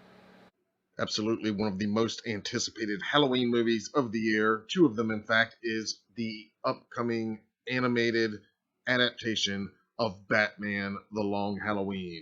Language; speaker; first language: English; native; English